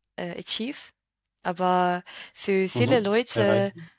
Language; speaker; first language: German; non-native, fluent; Ukrainian